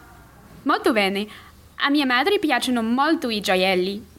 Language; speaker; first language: Italian; non-native, learner; English